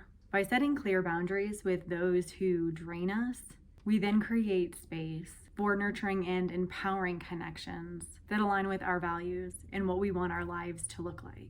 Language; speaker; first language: English; native; English